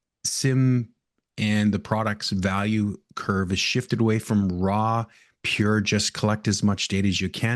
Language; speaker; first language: English; native; English